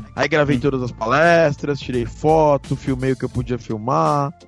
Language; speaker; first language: Portuguese; native; Portuguese